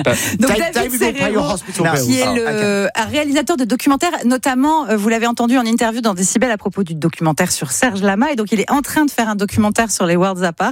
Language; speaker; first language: French; native; French